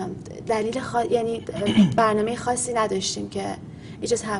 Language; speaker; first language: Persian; native; Persian